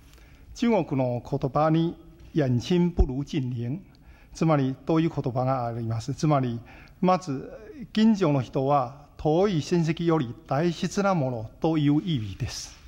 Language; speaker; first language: Japanese; non-native, fluent; Chinese